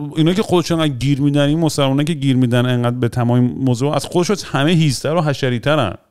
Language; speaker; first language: Persian; early bilingual, heritage; Persian